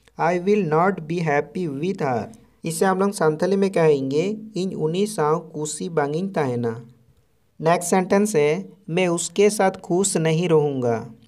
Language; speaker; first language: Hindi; non-native, local second language; Santali